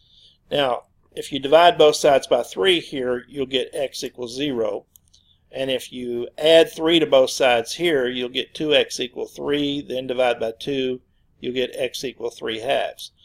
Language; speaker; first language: English; native; English